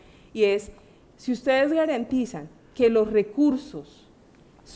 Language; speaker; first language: Spanish; native; Spanish